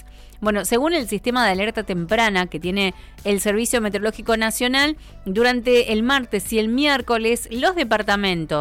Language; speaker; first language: Spanish; native; Spanish